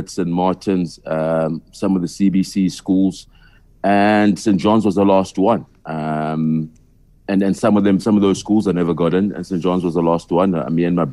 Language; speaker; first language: English; non-native, local second language; Zulu